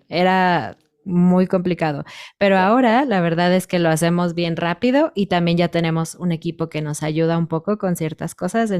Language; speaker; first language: Spanish; native; Spanish